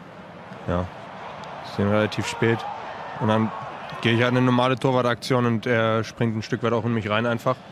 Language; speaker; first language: German; native; German